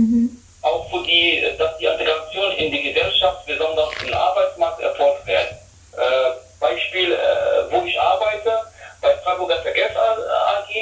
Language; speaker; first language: German; non-native, learner; Arabic